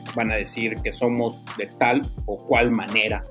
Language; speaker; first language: Spanish; native; Spanish